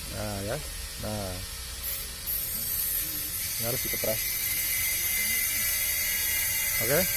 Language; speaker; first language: Indonesian; native; Indonesian